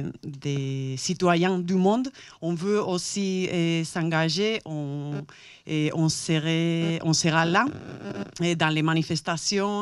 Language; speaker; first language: French; non-native, fluent; Spanish